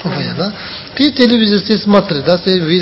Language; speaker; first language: Russian; non-native, learner; Tibetan